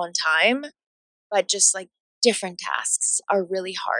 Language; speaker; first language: English; non-native, fluent; Spanish